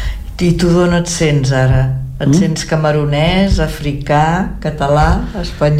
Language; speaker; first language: Catalan; native; Catalan